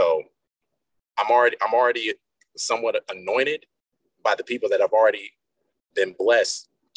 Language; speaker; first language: English; native; English